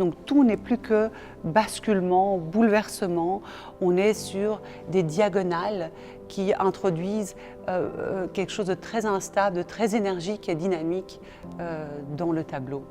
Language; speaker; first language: French; native; French